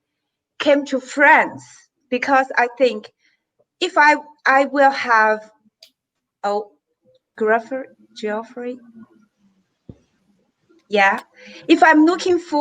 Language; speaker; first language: English; non-native, fluent; Chinese